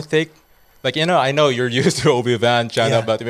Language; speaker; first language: English; non-native, local second language; Cebuano